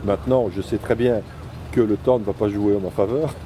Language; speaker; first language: French; native; French